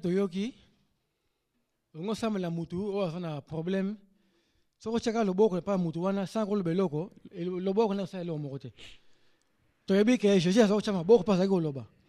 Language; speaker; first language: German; non-native, learner; Lingala